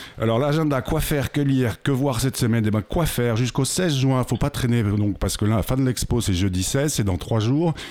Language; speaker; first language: French; native; French